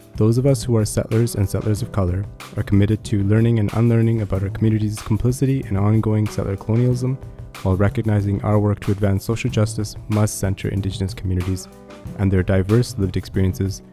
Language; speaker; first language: English; native; English